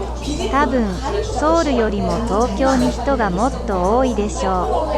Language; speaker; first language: Japanese; non-native, learner; Korean